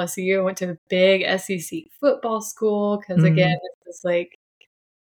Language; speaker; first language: English; native; English